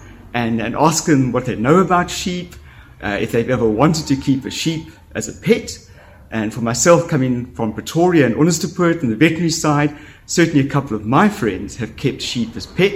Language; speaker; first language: English; native; English